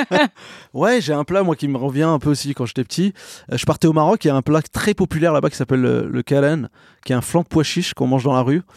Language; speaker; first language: French; native; French